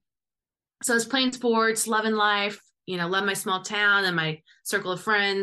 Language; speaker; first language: English; native; English